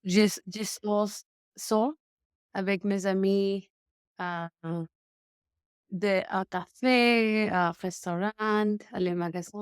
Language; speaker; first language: French; non-native, learner; English